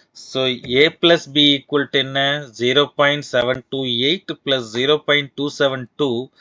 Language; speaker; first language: English; non-native, local second language; Tamil